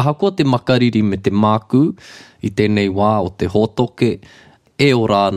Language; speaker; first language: Māori; non-native, local second language; English